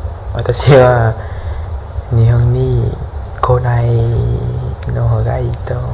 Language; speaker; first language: Japanese; non-native, learner; Vietnamese